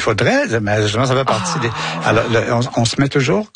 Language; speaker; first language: French; native; French